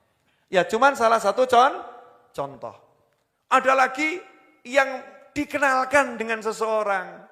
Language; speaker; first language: Indonesian; native; Indonesian